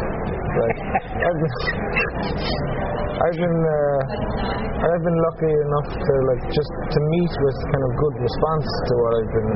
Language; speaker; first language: English; native; English